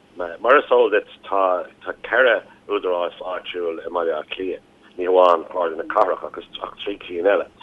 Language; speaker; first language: Irish; non-native, local second language; English